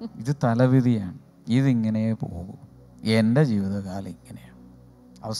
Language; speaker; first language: Malayalam; native; Malayalam